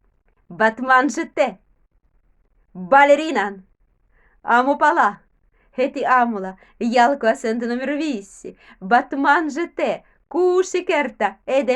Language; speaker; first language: Finnish; non-native, learner; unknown